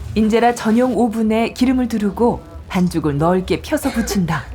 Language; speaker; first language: Korean; native; Korean